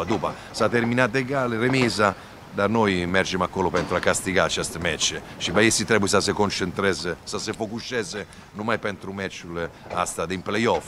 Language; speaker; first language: Romanian; non-native, fluent; Italian